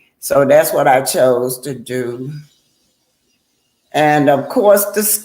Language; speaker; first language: English; native; English